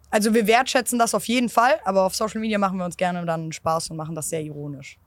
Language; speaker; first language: German; native; German